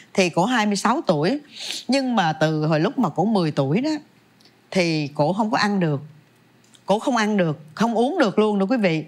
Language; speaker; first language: Vietnamese; native; Vietnamese